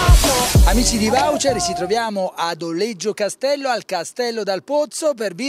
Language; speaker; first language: Italian; native; Italian